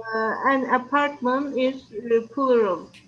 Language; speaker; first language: English; non-native, learner; Turkish